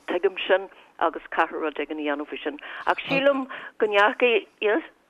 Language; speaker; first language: Irish; non-native, local second language; English